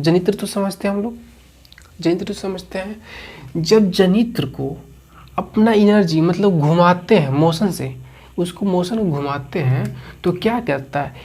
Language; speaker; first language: Hindi; native; Hindi